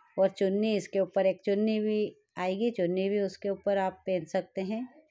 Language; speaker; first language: Hindi; native; Hindi